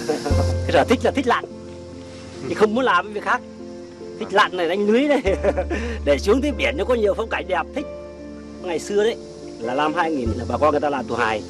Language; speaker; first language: Vietnamese; native; Vietnamese